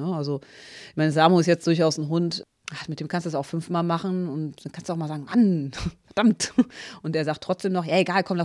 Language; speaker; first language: German; native; German